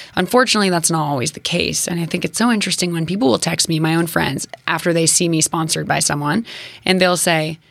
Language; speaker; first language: English; native; English